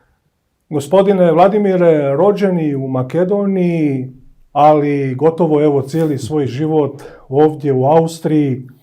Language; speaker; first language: Bosnian; native; Bosnian